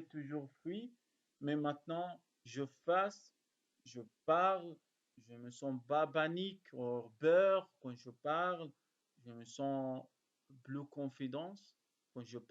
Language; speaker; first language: French; non-native, learner; Arabic